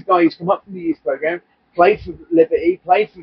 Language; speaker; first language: English; native; English